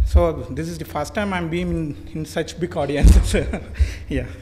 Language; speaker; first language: English; non-native, local second language; Tamil